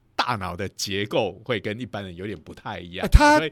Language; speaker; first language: Chinese; non-native, local second language; Min Nan Chinese